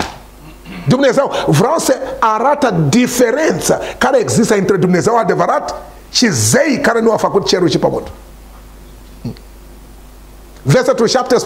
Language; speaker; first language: Romanian; non-native, learner; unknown